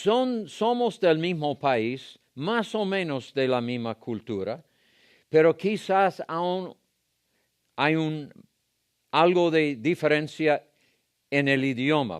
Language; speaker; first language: Spanish; non-native, fluent; English